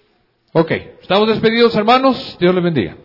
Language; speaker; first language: Spanish; native; Spanish